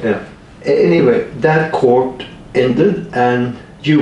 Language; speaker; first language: English; non-native, fluent; Norwegian